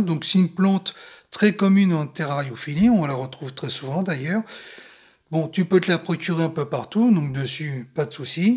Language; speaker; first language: French; native; French